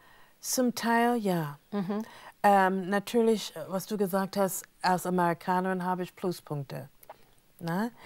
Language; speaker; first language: German; non-native, fluent; English